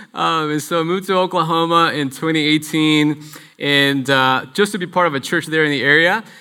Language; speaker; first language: English; early bilingual, other home language; Spanish